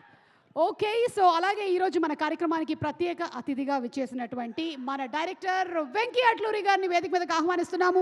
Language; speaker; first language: Telugu; native; Telugu